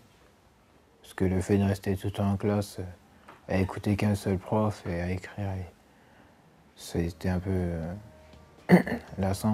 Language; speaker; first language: French; native; French